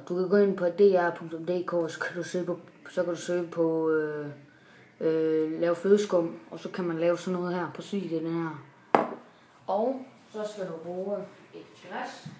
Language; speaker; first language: Danish; native; Danish